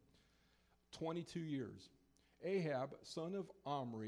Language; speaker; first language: English; native; English